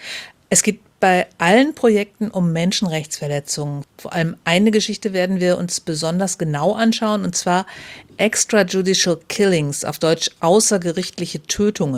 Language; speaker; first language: German; native; German